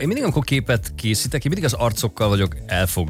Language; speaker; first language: Hungarian; native; Hungarian